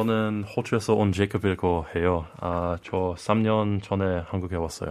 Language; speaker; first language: Korean; non-native, learner; English